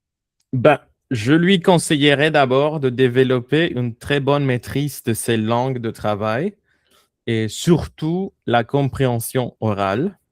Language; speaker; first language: French; non-native, fluent; Spanish